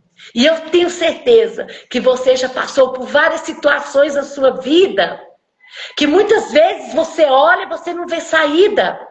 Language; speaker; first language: Portuguese; native; Portuguese